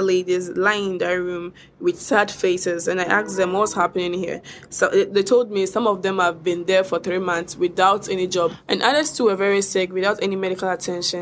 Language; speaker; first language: English; non-native, local second language; Akan